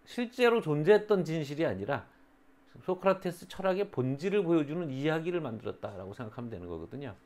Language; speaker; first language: Korean; native; Korean